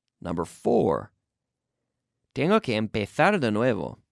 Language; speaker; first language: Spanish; non-native, fluent; English